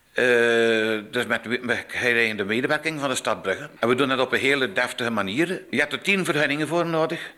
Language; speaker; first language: Dutch; native; Dutch